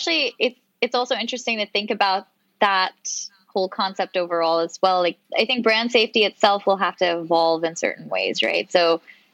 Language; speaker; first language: English; non-native, local second language; Urdu